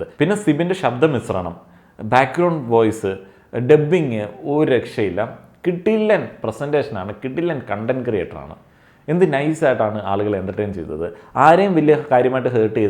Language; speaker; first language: Malayalam; native; Malayalam